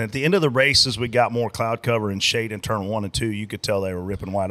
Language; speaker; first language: English; native; English